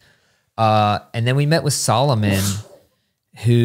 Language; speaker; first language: English; native; English